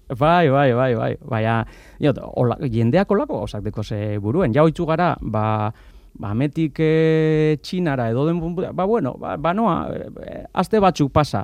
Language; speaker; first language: Basque; native; Basque